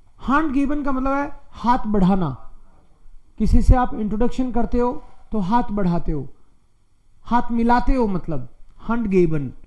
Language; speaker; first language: Hindi; native; Hindi